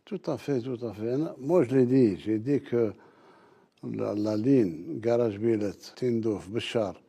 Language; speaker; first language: French; non-native, local second language; Arabic